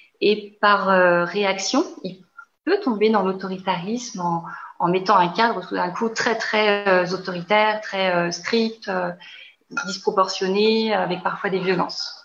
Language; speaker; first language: French; native; French